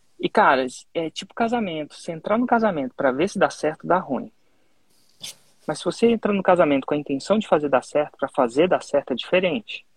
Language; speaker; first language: Portuguese; native; Portuguese